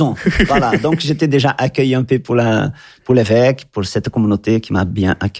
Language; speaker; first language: French; non-native, fluent; Italian